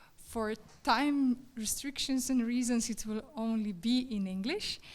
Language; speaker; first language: English; non-native, fluent; Slovenian